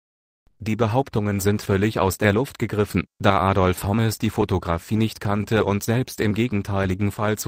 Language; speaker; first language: German; native; German